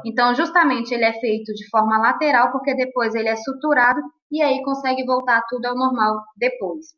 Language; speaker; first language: Portuguese; native; Portuguese